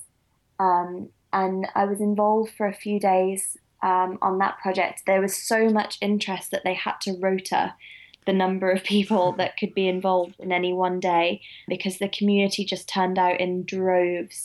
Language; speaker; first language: English; native; English